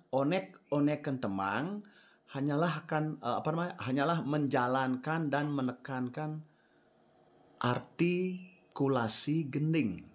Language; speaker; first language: Indonesian; non-native, local second language; Balinese